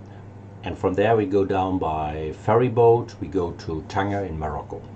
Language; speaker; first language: English; non-native, learner; German